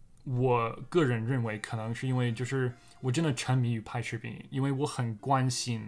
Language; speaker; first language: Chinese; non-native, fluent; English